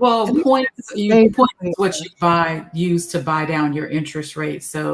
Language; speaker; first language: English; native; English